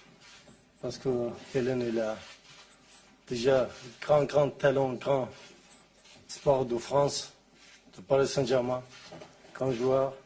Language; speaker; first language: French; non-native, learner; Arabic